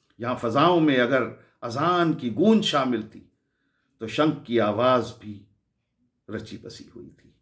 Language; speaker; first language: Urdu; native; Urdu